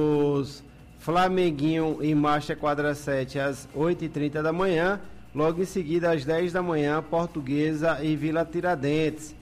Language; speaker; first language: Portuguese; native; Portuguese